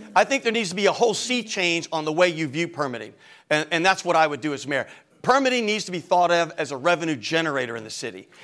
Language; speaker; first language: English; native; English